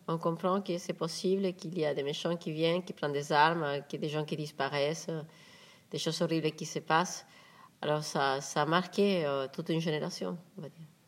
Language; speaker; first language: French; non-native, fluent; Spanish